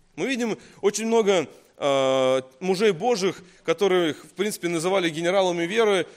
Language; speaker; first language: Russian; native; Russian